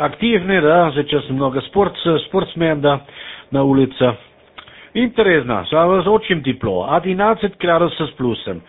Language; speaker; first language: Russian; non-native, learner; German